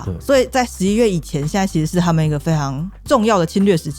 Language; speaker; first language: Chinese; native; Chinese